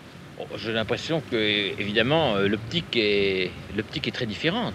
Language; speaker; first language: French; native; French